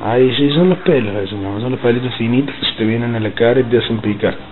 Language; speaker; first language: Spanish; native; Spanish